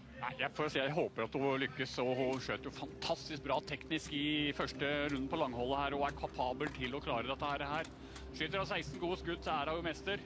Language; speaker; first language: Norwegian; native; Norwegian